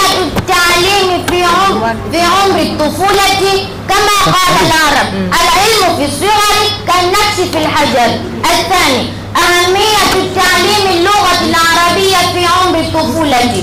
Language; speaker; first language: Arabic; non-native, learner; Swahili